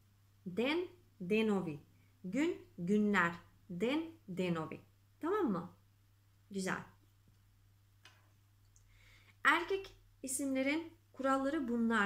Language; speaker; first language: Turkish; non-native, fluent; Macedonian